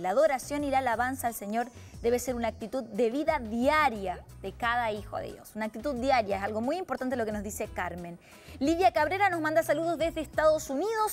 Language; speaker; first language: Spanish; native; Spanish